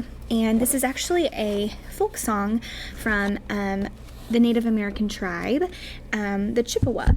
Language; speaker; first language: English; native; English